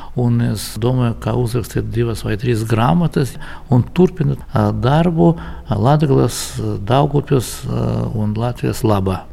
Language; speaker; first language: Latvian; non-native, local second language; Russian